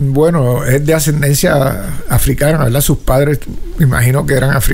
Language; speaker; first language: Spanish; native; Spanish